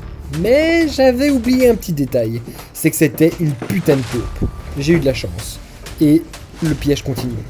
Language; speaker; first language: French; native; French